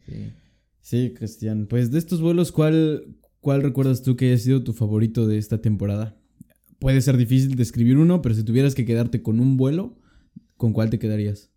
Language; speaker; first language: Spanish; native; Spanish